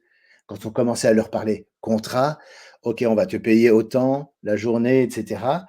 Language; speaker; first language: French; native; French